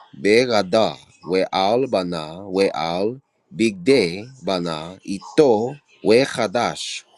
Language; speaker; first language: Hebrew; non-native, learner; English